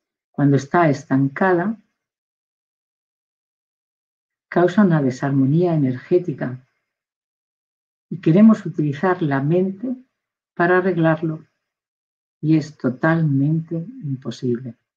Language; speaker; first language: Spanish; native; Spanish